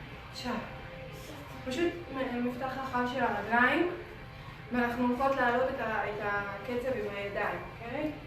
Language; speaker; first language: Hebrew; native; Hebrew